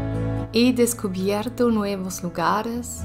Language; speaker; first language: Spanish; non-native, learner; German